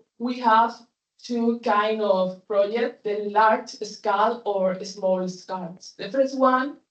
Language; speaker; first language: English; non-native, fluent; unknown